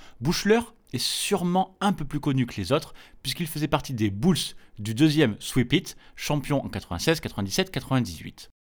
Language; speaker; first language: French; native; French